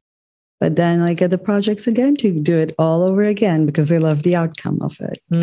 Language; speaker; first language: English; non-native, local second language; Urdu